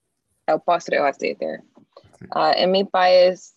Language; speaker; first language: Spanish; non-native, learner; English